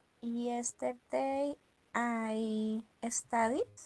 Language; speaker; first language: English; non-native, learner; Spanish